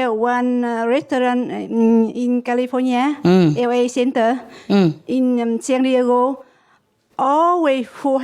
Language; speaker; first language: English; non-native, learner; Vietnamese